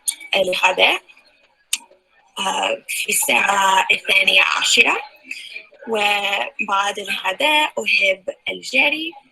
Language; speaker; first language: Arabic; non-native, learner; English